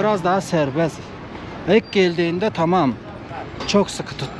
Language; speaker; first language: Turkish; non-native, learner; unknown